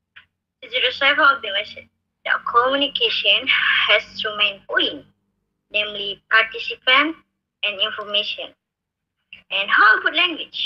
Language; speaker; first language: English; non-native, learner; Indonesian